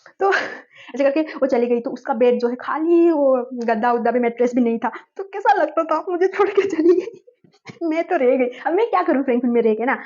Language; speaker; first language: Hindi; non-native, local second language; Nepali